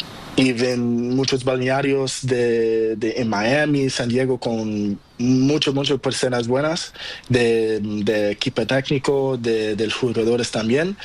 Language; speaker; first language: Spanish; non-native, learner; Portuguese